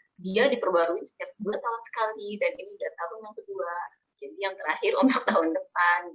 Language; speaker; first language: Indonesian; native; Indonesian